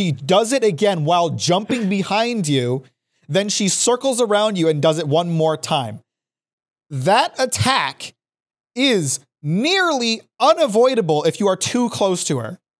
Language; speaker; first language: English; native; English